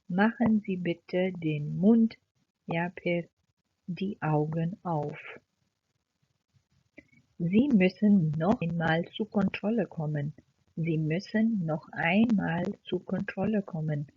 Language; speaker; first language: German; non-native, fluent; Urdu